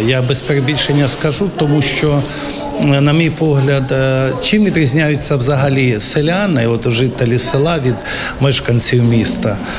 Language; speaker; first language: Ukrainian; native; Ukrainian